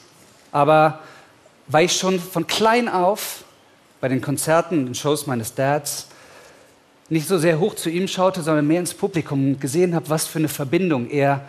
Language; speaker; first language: German; native; German